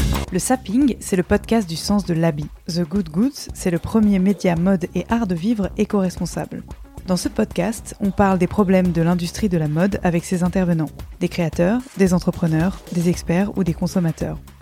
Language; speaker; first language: French; native; French